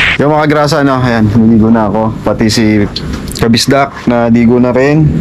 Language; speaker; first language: Filipino; native; Filipino